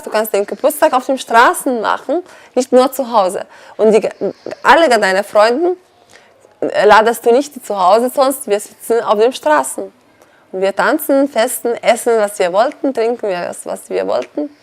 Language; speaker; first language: German; non-native, learner; Arabic